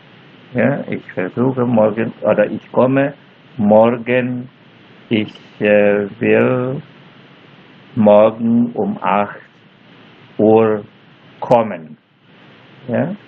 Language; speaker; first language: German; non-native, fluent; Indonesian